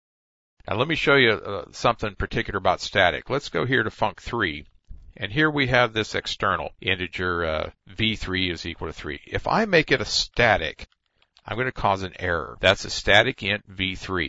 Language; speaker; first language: English; native; English